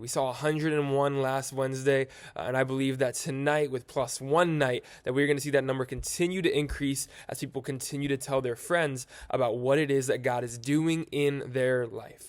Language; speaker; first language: English; native; English